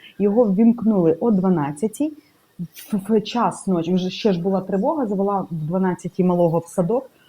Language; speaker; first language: Ukrainian; native; Ukrainian